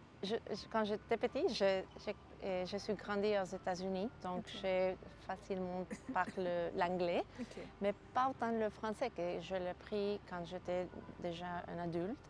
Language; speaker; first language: French; non-native, fluent; Spanish